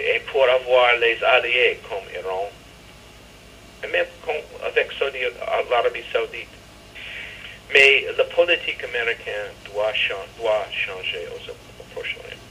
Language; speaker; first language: French; non-native, fluent; English